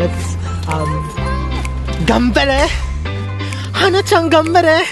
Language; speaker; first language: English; non-native, local second language; Filipino